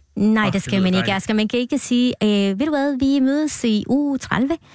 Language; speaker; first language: Danish; non-native, fluent; Spanish